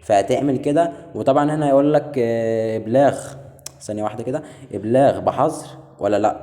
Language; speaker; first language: Arabic; native; Arabic